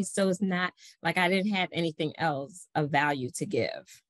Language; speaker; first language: English; native; English